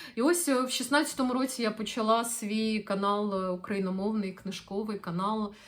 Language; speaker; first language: Ukrainian; non-native, local second language; Russian